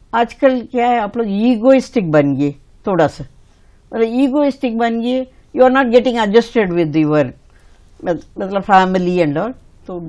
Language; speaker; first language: Hindi; non-native, local second language; Tamil